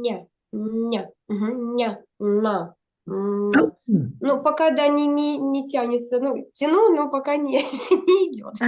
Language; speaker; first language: Russian; native; Russian